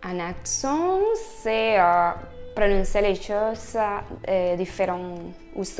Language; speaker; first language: French; non-native, learner; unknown